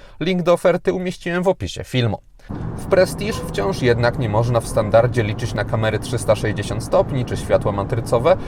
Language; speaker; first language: Polish; native; Polish